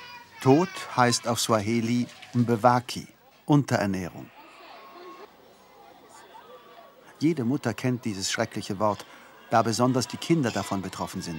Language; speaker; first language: German; native; German